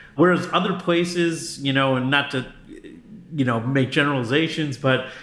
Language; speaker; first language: English; native; English